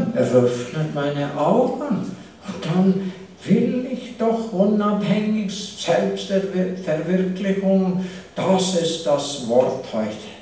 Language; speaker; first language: German; non-native, fluent; English